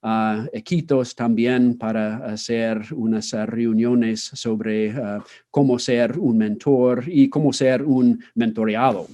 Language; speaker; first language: Spanish; non-native, fluent; English